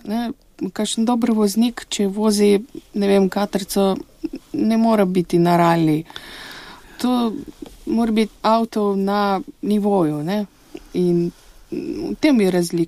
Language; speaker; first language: Slovenian; non-native, fluent; Russian